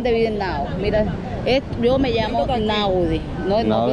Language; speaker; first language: Spanish; native; Spanish